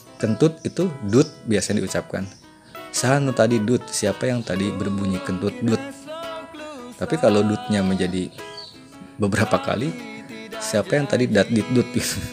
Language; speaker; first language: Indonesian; non-native, local second language; Sundanese